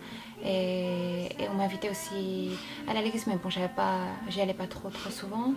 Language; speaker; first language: French; non-native, fluent; Korean